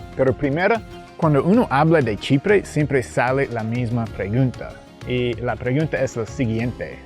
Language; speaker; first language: Spanish; early bilingual, heritage; English